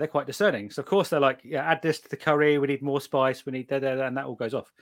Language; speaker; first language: English; native; English